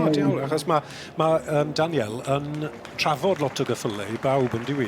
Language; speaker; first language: Welsh; native; Welsh